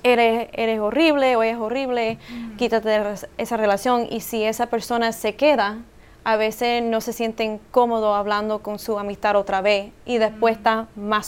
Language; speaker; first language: Spanish; early bilingual, heritage; English